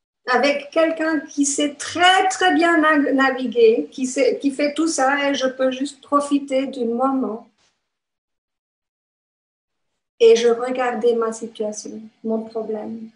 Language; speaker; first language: French; non-native, fluent; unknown